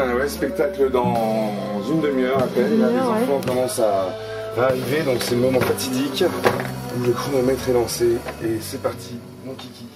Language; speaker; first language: French; native; French